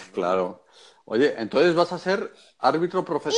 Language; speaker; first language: Spanish; native; Spanish